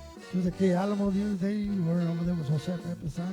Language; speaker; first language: English; native; English